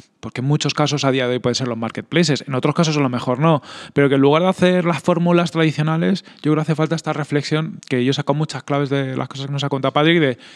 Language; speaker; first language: Spanish; native; Spanish